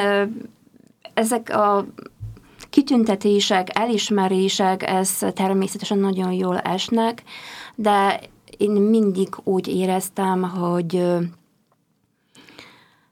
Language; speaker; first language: Hungarian; non-native, fluent; Polish